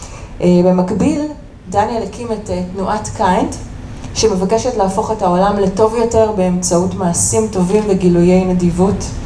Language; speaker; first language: Hebrew; native; Hebrew